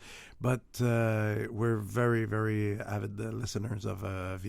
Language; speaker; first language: English; non-native, fluent; French